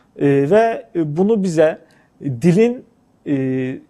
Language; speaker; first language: Turkish; native; Turkish